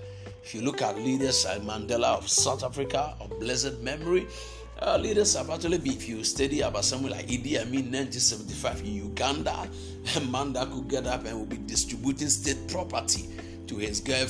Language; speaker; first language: English; non-native, local second language; Akan